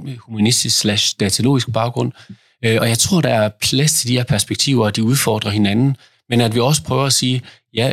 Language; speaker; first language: Danish; native; Danish